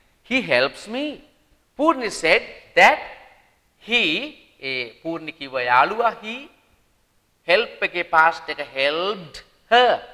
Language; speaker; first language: English; non-native, local second language; Sinhala